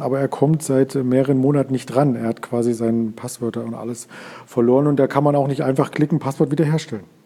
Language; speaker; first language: German; native; German